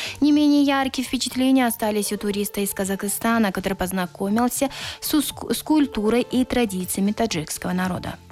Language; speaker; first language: Russian; non-native, local second language; Tajik